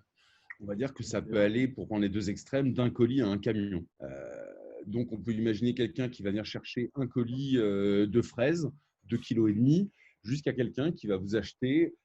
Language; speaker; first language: French; native; French